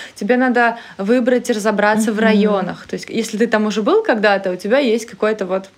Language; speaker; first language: Russian; native; Russian